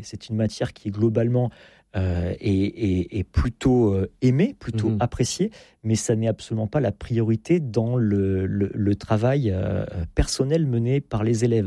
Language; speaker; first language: French; native; French